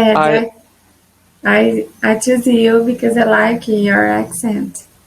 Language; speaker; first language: English; non-native, learner; Portuguese